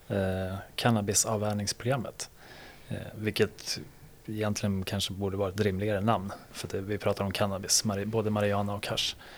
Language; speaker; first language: Swedish; native; Swedish